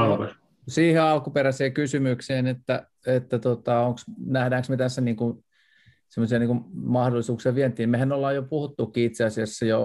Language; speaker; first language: Finnish; native; Finnish